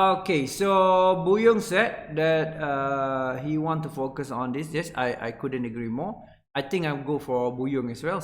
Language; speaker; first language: English; non-native, local second language; Malay